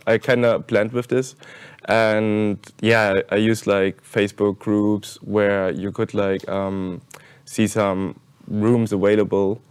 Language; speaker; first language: English; non-native, fluent; German